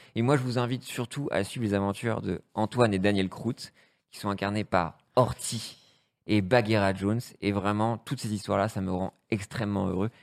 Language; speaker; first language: French; native; French